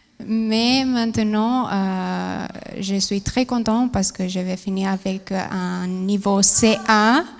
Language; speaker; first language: French; non-native, fluent; Spanish